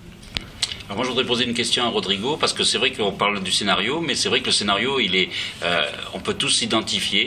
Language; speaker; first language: French; native; French